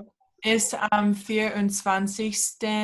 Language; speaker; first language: German; non-native, learner; English